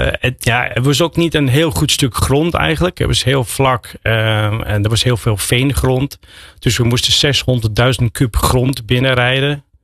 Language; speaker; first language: Dutch; non-native, fluent; English